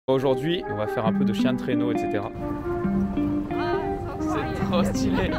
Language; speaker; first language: French; native; French